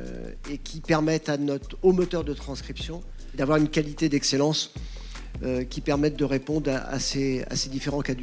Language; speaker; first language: French; native; French